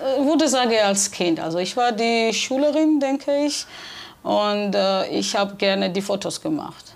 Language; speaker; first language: German; non-native, fluent; Georgian